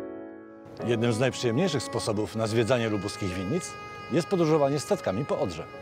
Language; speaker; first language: Polish; native; Polish